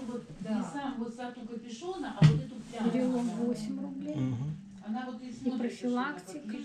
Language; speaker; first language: Russian; native; Russian